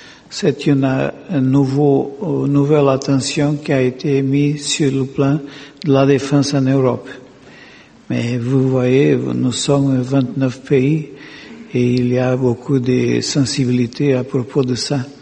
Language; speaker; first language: French; non-native, fluent; Portuguese